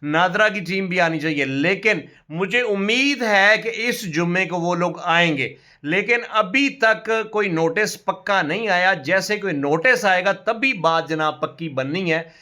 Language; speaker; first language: Urdu; non-native, local second language; Punjabi